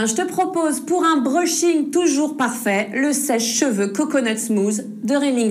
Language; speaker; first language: French; native; French